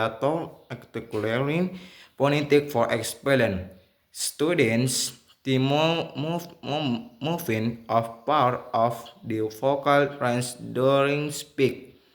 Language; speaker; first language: English; non-native, learner; Indonesian